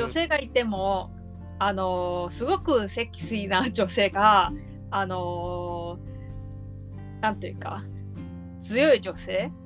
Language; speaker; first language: Japanese; non-native, learner; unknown